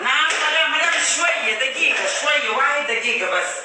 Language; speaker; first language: Arabic; non-native, learner; Hausa